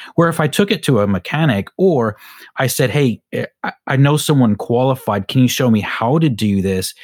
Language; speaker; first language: English; native; English